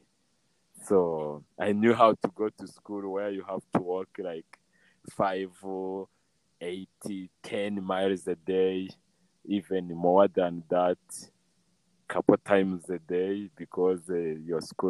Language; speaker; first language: English; non-native, local second language; Kinyarwanda